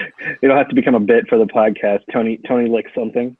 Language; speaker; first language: English; native; English